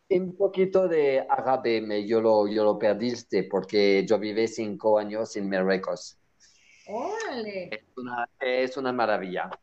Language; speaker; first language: Spanish; non-native, learner; French